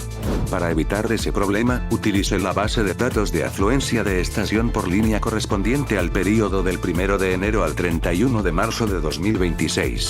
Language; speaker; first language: Spanish; native; Spanish